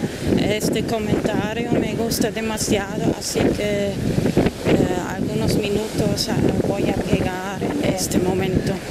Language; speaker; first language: Spanish; non-native, fluent; German